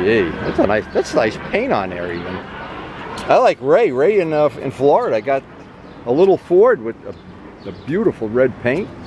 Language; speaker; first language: English; native; English